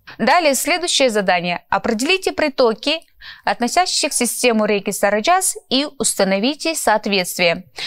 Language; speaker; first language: Russian; non-native, local second language; Kyrgyz